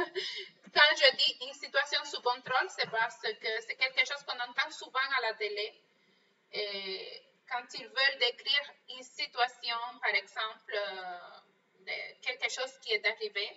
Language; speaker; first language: French; non-native, fluent; Spanish